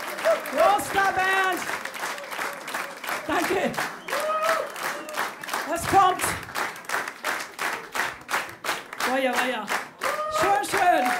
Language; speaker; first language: German; non-native, fluent; Spanish